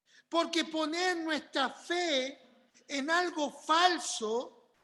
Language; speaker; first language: Spanish; native; Spanish